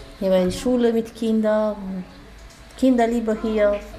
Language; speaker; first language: German; non-native, learner; Romanian